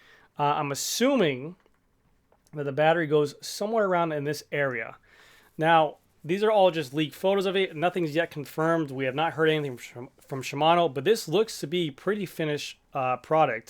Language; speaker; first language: English; native; English